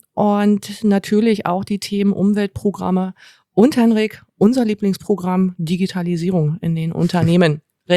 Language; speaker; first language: German; native; German